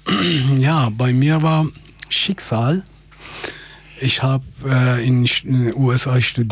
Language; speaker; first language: German; non-native, fluent; Persian